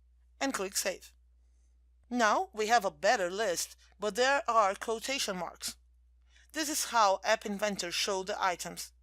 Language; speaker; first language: English; non-native, fluent; Portuguese